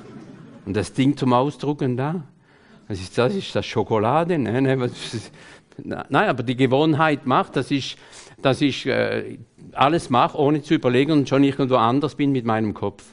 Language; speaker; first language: German; non-native, fluent; French